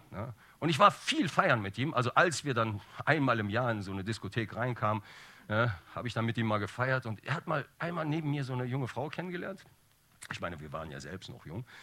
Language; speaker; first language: German; early bilingual, other home language; Turkish